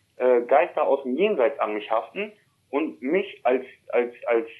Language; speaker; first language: German; native; German